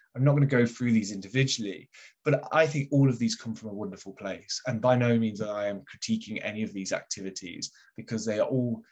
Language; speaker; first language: English; native; English